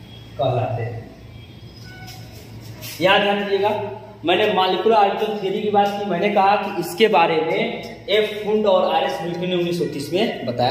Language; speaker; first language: Hindi; native; Hindi